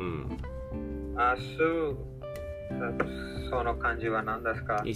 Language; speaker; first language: Japanese; non-native, learner; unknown